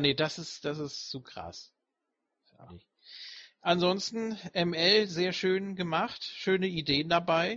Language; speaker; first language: German; native; German